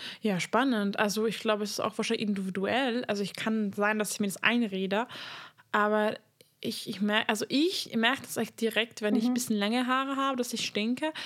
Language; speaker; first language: German; non-native, fluent; Hungarian